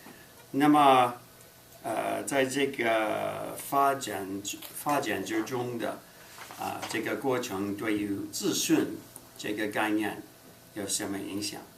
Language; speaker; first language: Chinese; non-native, fluent; English